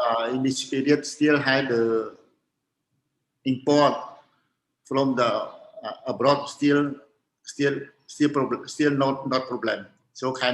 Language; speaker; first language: English; non-native, learner; Khmer